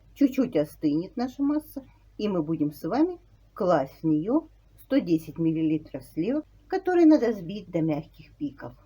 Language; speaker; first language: Russian; native; Russian